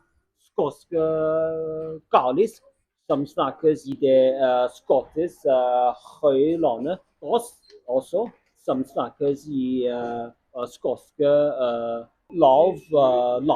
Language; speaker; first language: Norwegian; non-native, learner; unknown